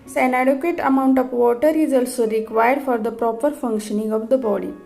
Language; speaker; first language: English; non-native, local second language; Marathi